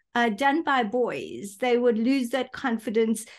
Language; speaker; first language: English; native; English